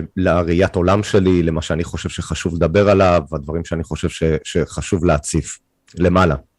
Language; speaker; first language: Hebrew; non-native, fluent; English